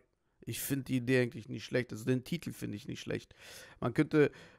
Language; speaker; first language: German; native; German